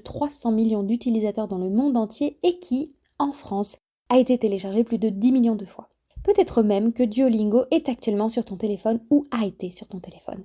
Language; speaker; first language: French; native; French